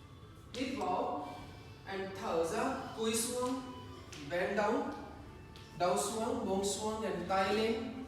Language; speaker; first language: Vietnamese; non-native, learner; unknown